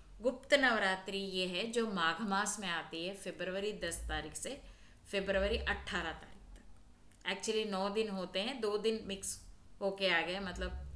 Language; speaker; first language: Hindi; non-native, local second language; Telugu